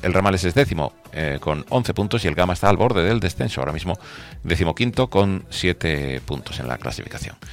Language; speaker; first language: Spanish; native; Spanish